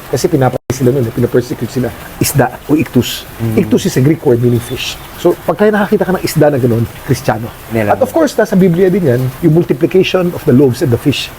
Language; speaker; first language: Filipino; native; Filipino